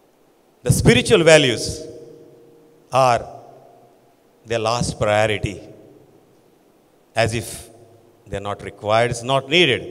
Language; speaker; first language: English; non-native, local second language; Konkani